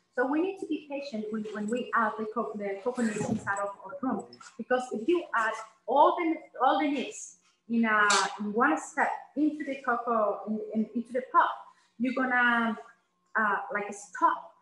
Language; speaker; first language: English; non-native, learner; Spanish